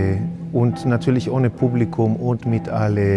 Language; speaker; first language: German; non-native, fluent; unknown